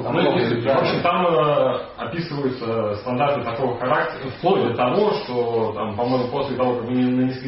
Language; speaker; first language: Russian; native; Russian